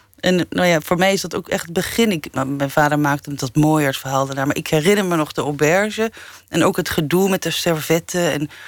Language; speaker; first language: Dutch; early bilingual, other home language; English